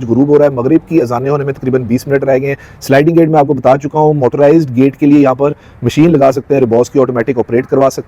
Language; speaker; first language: Urdu; native; Urdu